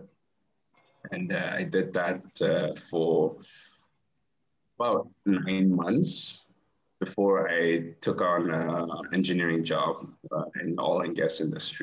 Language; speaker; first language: English; non-native, local second language; Chinese